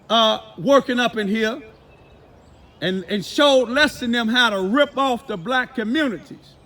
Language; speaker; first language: English; native; English